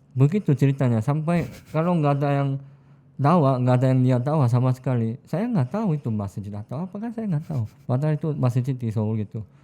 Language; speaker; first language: Indonesian; non-native, fluent; Korean